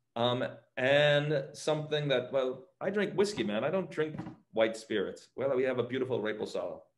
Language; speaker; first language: English; native; English